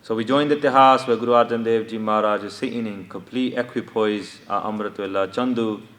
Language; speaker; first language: English; early bilingual, other home language; Punjabi